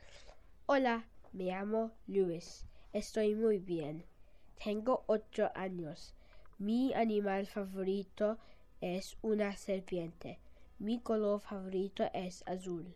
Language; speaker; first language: Spanish; non-native, learner; English